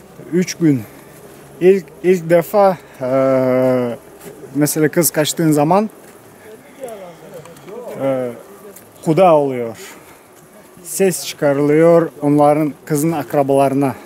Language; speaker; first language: Turkish; non-native, learner; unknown